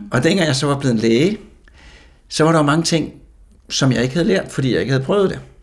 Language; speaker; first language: Danish; native; Danish